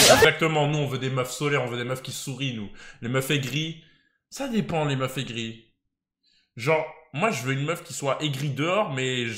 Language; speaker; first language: French; native; French